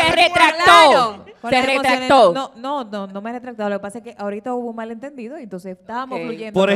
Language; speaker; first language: Spanish; native; Spanish